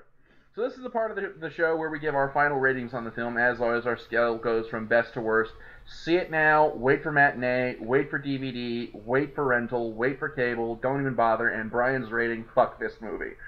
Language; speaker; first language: English; native; English